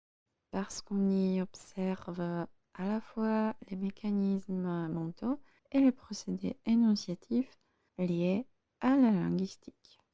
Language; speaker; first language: French; non-native, fluent; Polish